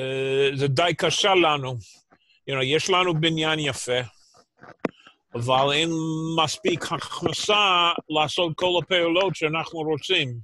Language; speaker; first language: Hebrew; non-native, fluent; English